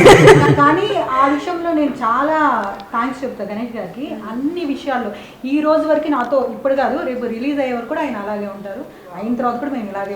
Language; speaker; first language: Telugu; native; Telugu